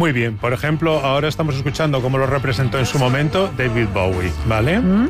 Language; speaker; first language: Spanish; native; Spanish